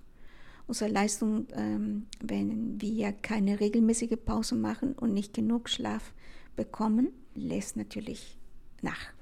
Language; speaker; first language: German; non-native, fluent; Spanish